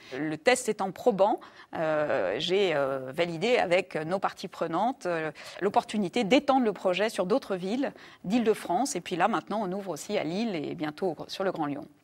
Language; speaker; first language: French; native; French